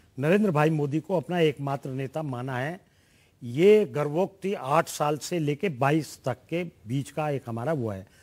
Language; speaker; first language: Hindi; native; Hindi